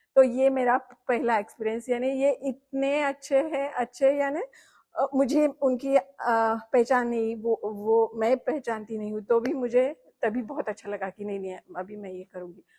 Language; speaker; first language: Hindi; non-native, local second language; Marathi